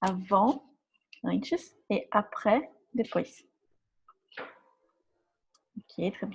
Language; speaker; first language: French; non-native, fluent; Portuguese